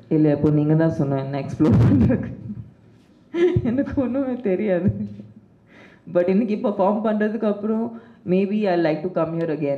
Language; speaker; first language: Tamil; non-native, fluent; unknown